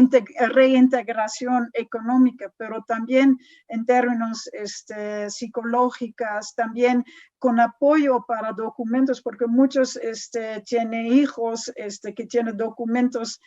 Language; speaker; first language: Spanish; non-native, fluent; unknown